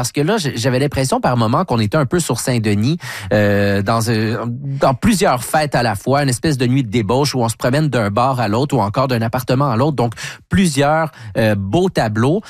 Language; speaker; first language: French; native; French